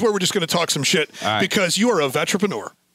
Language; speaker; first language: English; native; English